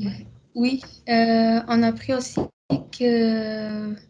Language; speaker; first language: French; non-native, learner; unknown